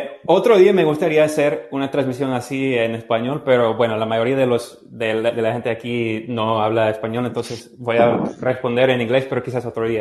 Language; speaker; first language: Spanish; non-native, fluent; English